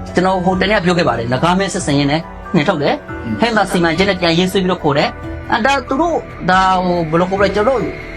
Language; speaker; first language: Burmese; non-native, local second language; Rohingya